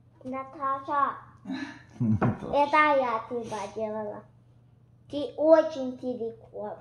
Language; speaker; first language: Russian; early bilingual, heritage; Russian